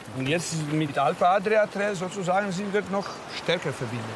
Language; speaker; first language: German; non-native, learner; Slovenian